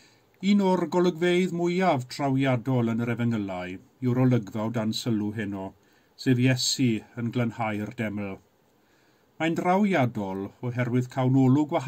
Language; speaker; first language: Welsh; native; Welsh